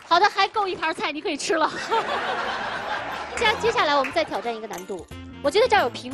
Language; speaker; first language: Chinese; native; Chinese